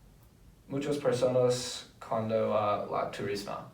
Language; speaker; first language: Spanish; non-native, learner; English